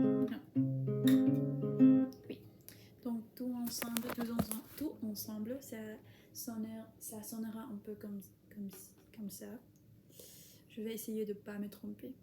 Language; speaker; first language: French; non-native, fluent; Spanish